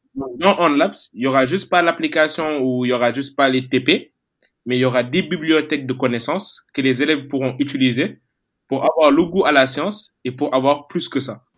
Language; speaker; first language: French; non-native, local second language; Wolof